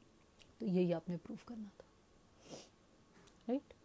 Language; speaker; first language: Hindi; native; Hindi